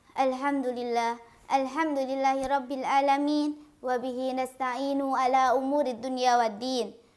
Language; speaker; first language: Arabic; non-native, learner; Indonesian